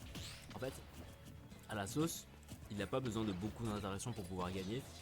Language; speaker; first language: French; native; French